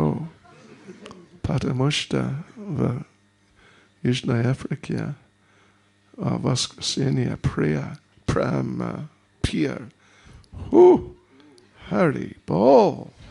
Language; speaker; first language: Russian; non-native, learner; English